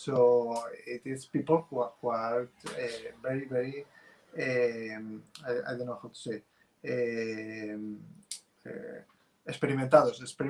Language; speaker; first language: English; non-native, fluent; Spanish